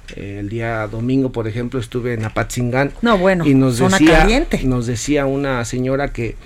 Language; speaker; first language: Spanish; native; Spanish